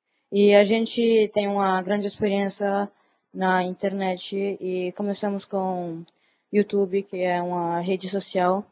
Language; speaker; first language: Portuguese; early bilingual, other home language; Italian